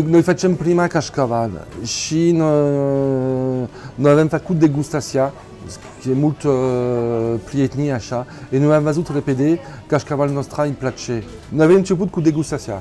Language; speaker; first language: Romanian; non-native, learner; French